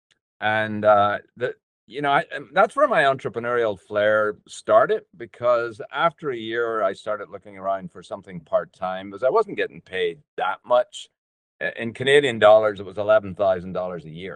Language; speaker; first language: English; native; English